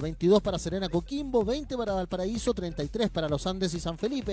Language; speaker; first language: Spanish; native; Spanish